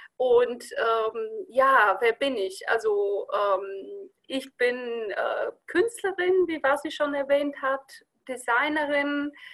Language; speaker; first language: German; non-native, fluent; Bulgarian